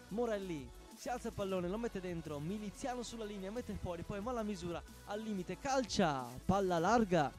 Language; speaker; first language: Italian; native; Italian